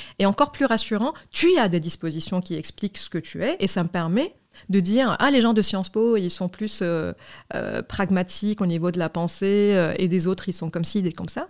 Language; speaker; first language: French; non-native, local second language; Arabic